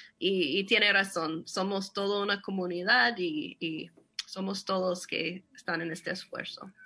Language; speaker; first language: Spanish; non-native, fluent; English